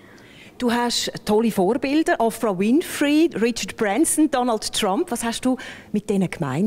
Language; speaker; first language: German; native; German